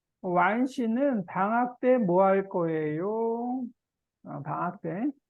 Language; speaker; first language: Korean; non-native, fluent; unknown